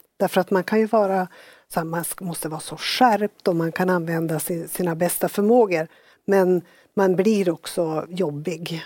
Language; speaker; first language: Swedish; native; Swedish